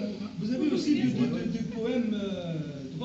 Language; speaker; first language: French; non-native, local second language; Arabic